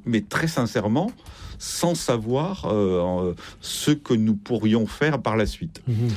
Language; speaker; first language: French; native; French